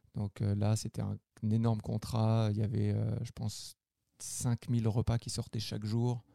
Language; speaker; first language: French; native; French